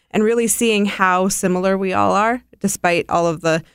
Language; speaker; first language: English; native; English